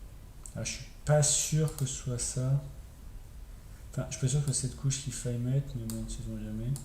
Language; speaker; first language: French; native; French